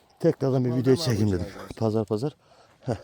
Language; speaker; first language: Turkish; native; Turkish